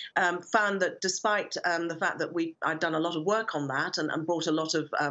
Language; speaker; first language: English; native; English